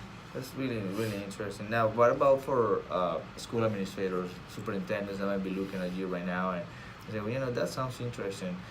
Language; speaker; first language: English; non-native, fluent; Spanish